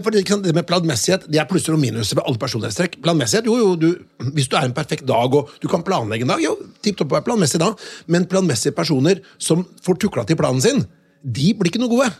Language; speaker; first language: Norwegian; native; Norwegian